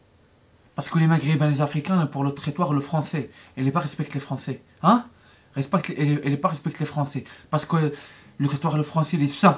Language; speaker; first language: French; non-native, learner; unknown